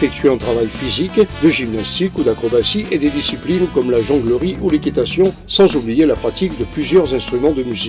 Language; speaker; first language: French; native; French